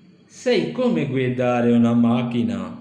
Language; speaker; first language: Italian; non-native, learner; Urdu